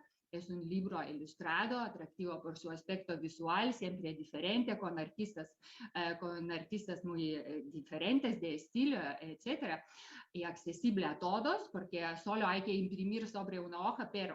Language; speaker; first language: Spanish; non-native, fluent; Lithuanian